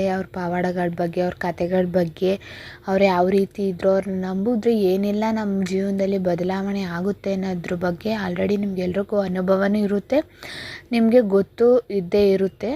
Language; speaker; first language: Kannada; native; Kannada